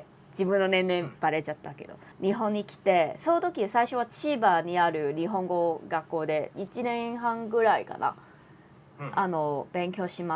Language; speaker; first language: Japanese; non-native, fluent; Cantonese